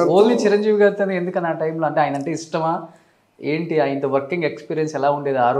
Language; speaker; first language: Telugu; native; Telugu